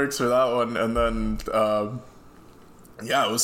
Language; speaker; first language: English; non-native, fluent; Spanish